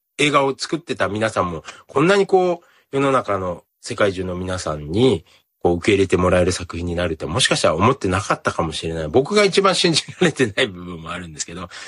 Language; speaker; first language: Japanese; native; Japanese